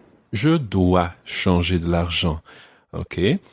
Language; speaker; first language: French; non-native, fluent; English